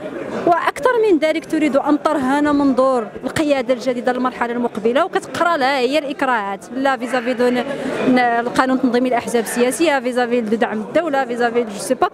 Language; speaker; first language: Arabic; native; Arabic